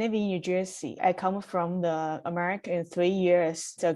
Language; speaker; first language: English; non-native, learner; Chinese